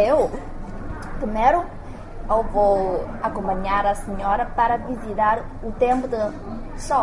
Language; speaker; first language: Portuguese; non-native, learner; Chinese